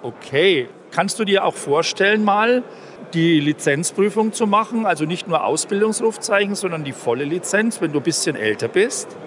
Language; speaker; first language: German; native; German